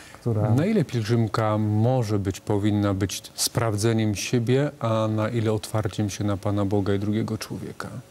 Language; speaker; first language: Polish; native; Polish